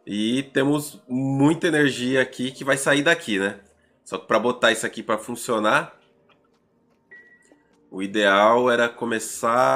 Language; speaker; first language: Portuguese; native; Portuguese